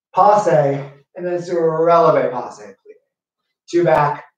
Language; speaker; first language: English; native; English